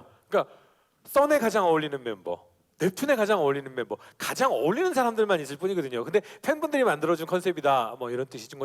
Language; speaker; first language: Korean; native; Korean